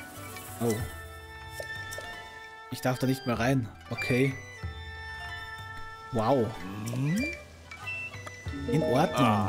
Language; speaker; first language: German; native; German